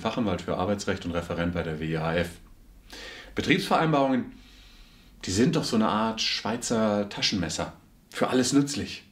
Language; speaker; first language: German; native; German